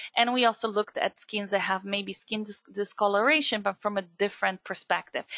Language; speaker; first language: English; non-native, fluent; Polish